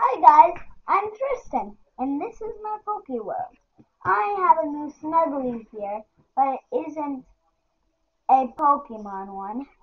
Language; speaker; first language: English; native; English